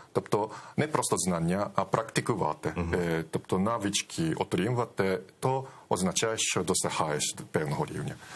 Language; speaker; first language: Ukrainian; non-native, fluent; Japanese